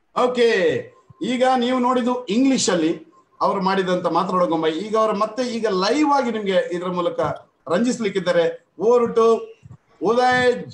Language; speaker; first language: Kannada; native; Kannada